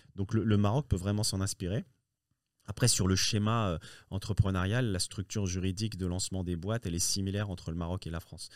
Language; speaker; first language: French; early bilingual, other home language; Riffian